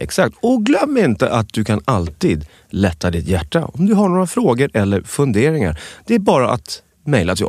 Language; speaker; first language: Swedish; native; Swedish